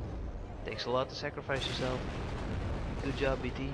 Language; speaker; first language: English; non-native, fluent; Dutch